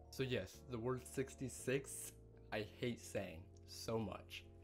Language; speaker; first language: English; native; English